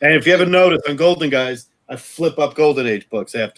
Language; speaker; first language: English; native; English